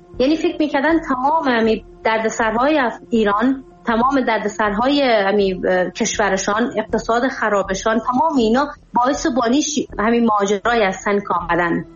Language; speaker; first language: Persian; native; Persian